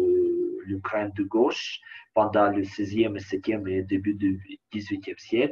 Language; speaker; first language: French; non-native, learner; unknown